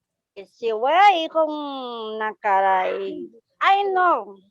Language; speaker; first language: Portuguese; non-native, learner; Spanish